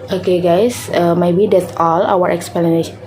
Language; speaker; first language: English; non-native, learner; Indonesian